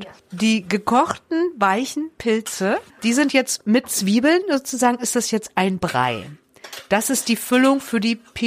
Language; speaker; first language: German; native; German